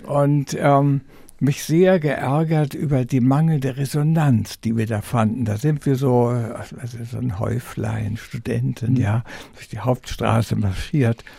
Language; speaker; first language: German; native; German